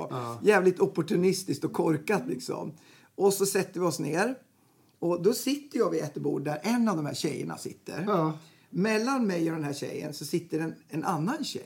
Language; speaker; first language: Swedish; native; Swedish